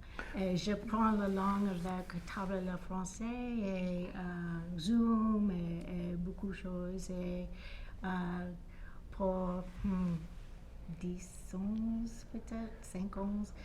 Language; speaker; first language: French; non-native, learner; English